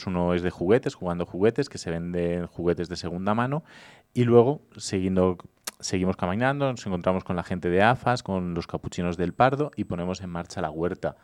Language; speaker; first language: Spanish; native; Spanish